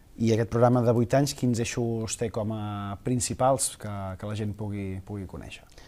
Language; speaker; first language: Catalan; native; Catalan